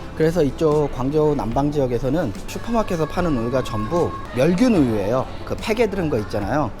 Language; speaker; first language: Korean; native; Korean